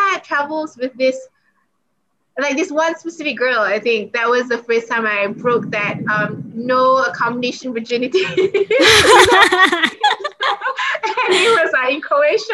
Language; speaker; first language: English; non-native, local second language; Malay